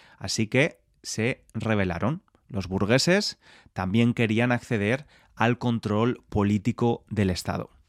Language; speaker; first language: Spanish; native; Spanish